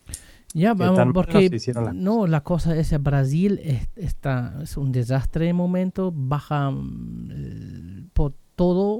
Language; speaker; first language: Spanish; non-native, fluent; German